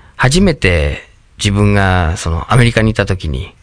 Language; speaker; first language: Japanese; non-native, fluent; English